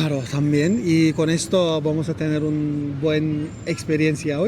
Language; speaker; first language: Spanish; non-native, learner; Turkish